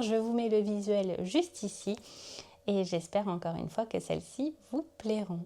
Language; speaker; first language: French; native; French